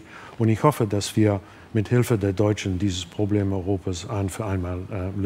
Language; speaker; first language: German; non-native, fluent; English